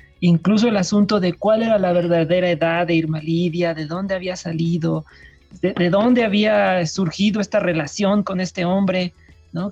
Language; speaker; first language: Spanish; native; Spanish